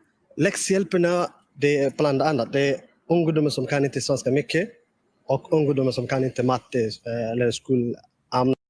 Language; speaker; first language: Swedish; non-native, learner; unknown